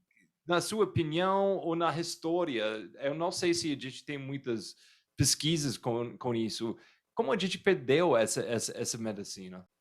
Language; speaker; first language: Portuguese; non-native, fluent; English